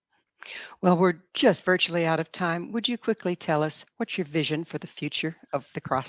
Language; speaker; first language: English; native; English